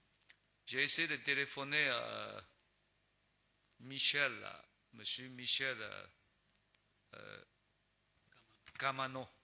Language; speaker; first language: French; non-native, learner; Chinese